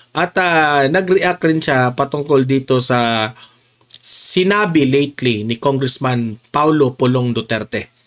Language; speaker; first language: Filipino; non-native, local second language; Cebuano